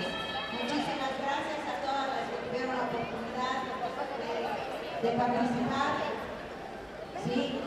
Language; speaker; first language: Spanish; native; Spanish